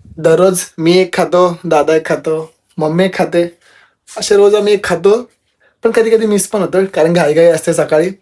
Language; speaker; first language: Marathi; non-native, local second language; Telugu